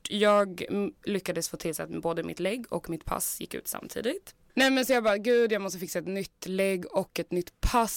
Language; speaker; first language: Swedish; native; Swedish